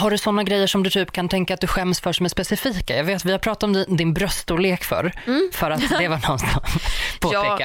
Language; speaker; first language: Swedish; native; Swedish